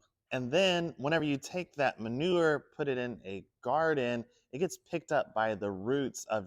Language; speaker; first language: English; native; English